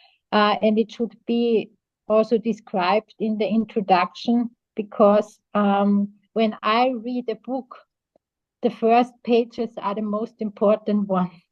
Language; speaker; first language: English; non-native, fluent; German